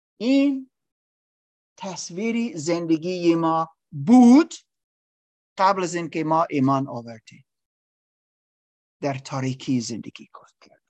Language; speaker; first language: Persian; non-native, learner; English